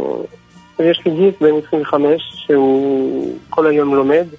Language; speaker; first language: Hebrew; non-native, fluent; French